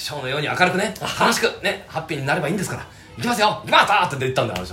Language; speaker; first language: Japanese; native; Japanese